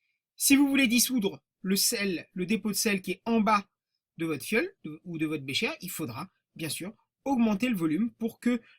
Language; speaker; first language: French; native; French